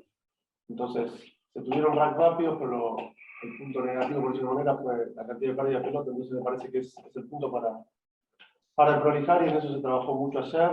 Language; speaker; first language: Spanish; native; Spanish